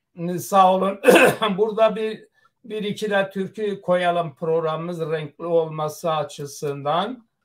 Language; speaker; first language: Turkish; non-native, local second language; Zaza